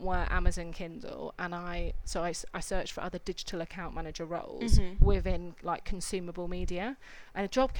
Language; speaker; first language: English; native; English